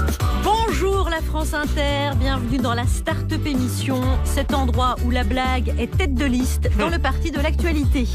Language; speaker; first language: French; native; French